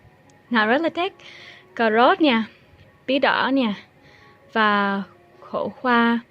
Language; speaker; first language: Vietnamese; non-native, fluent; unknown